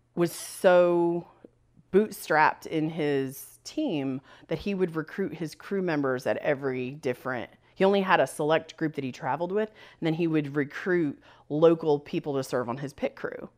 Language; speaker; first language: English; native; English